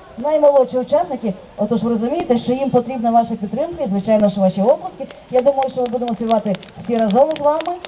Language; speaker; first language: Ukrainian; native; Ukrainian